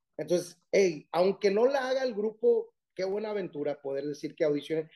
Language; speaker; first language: Spanish; early bilingual, heritage; Spanish